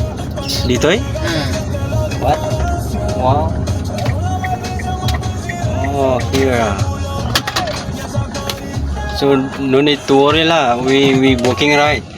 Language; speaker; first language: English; non-native, local second language; Filipino